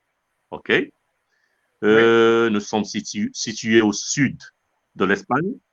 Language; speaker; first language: French; non-native, local second language; Arabic